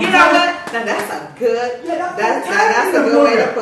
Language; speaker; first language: English; native; English